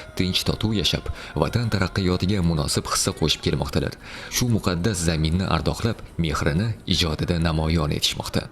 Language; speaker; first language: Uzbek; native; Uzbek